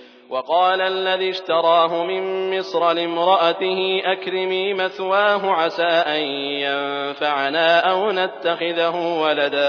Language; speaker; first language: Arabic; native; Arabic